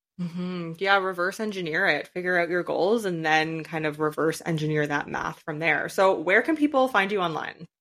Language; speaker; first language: English; native; English